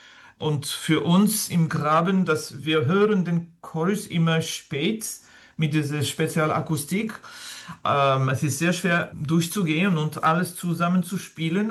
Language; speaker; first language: German; non-native, fluent; French